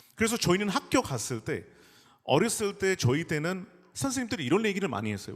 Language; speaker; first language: Korean; non-native, fluent; Hindi